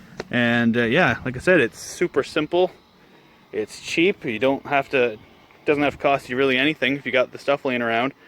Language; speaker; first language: English; native; English